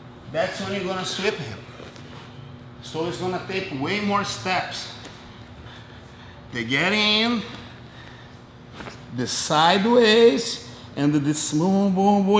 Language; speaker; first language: English; non-native, fluent; Portuguese